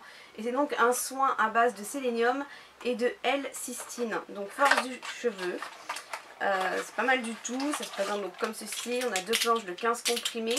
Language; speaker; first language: French; native; French